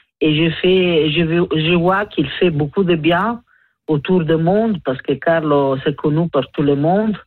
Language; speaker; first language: French; non-native, learner; Italian